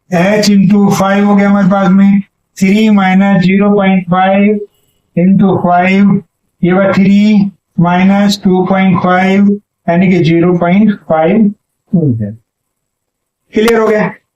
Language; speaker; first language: Hindi; native; Hindi